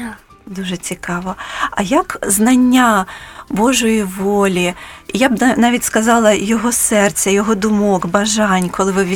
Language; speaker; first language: Ukrainian; native; Ukrainian